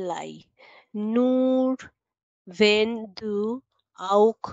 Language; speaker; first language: German; non-native, learner; Bangla